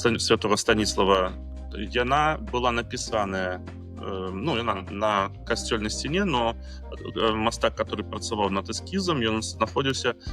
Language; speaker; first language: Belarusian; non-native, local second language; Russian